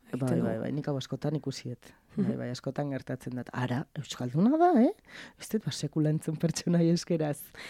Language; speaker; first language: Basque; native; Basque